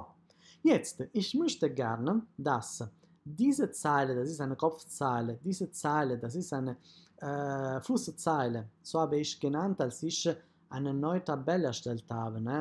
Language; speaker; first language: German; non-native, fluent; Italian